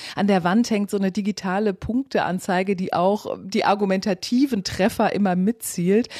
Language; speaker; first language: German; native; German